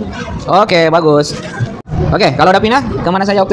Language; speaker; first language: Indonesian; native; Indonesian